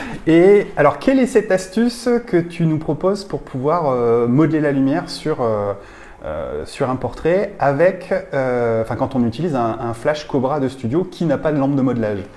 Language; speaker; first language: French; native; French